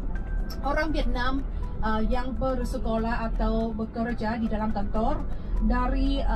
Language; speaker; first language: Indonesian; non-native, fluent; Vietnamese